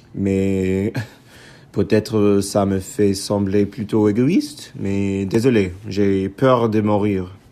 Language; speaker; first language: French; non-native, learner; English